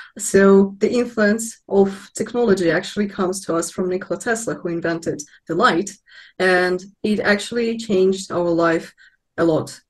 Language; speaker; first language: English; non-native, fluent; Russian